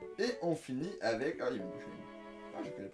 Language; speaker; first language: French; native; French